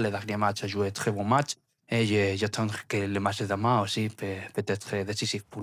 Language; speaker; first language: French; non-native, learner; Spanish